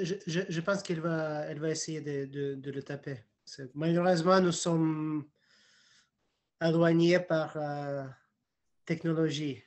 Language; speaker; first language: French; non-native, fluent; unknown